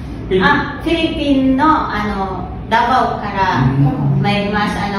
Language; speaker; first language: Japanese; non-native, fluent; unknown